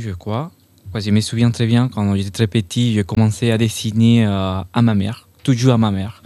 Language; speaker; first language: French; non-native, fluent; Spanish